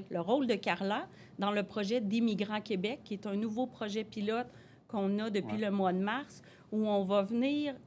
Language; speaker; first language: French; native; French